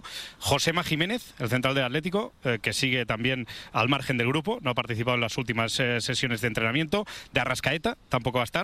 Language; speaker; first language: Spanish; native; Spanish